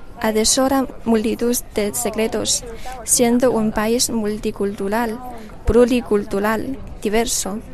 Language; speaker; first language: Spanish; non-native, learner; Chinese